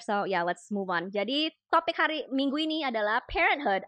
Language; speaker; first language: Indonesian; native; Indonesian